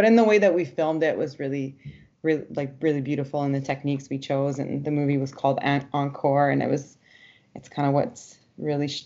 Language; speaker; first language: English; non-native, fluent; French